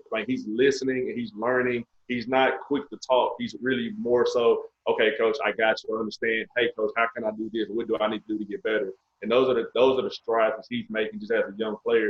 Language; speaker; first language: English; native; English